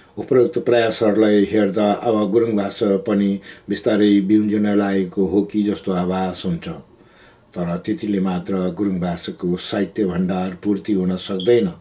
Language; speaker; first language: Nepali; non-native, local second language; Gurung